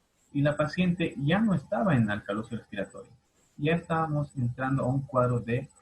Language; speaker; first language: Spanish; native; Spanish